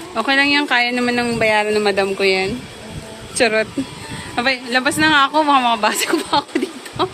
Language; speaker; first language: Filipino; native; Filipino